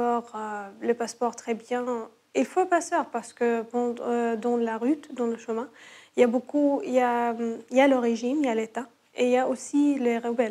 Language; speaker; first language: French; non-native, learner; Arabic